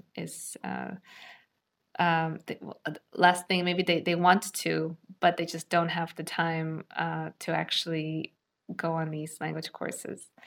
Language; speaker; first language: English; native; English